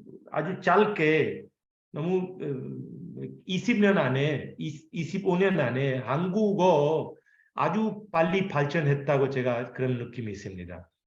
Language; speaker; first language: Korean; non-native, fluent; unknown